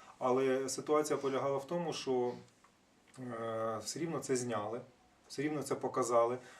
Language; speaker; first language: Ukrainian; native; Ukrainian